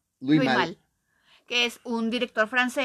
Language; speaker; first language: Spanish; native; Spanish